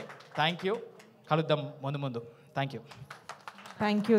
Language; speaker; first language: Telugu; native; Telugu